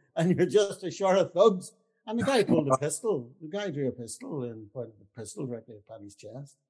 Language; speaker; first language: English; native; English